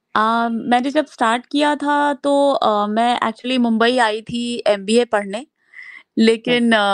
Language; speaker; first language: Hindi; native; Hindi